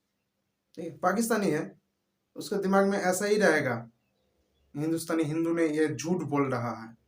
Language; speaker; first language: Hindi; non-native, local second language; Bangla